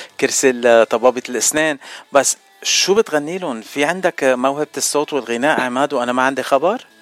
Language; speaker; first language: Arabic; native; Arabic